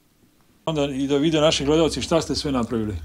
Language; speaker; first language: Bosnian; native; Bosnian